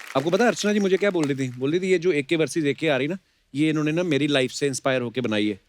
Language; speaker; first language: Hindi; non-native, local second language; Punjabi